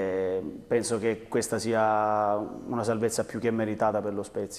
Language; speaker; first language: Italian; native; Italian